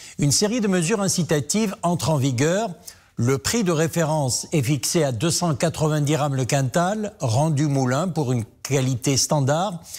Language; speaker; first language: French; non-native, local second language; Arabic